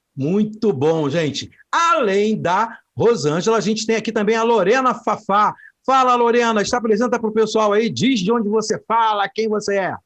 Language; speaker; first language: Portuguese; native; Portuguese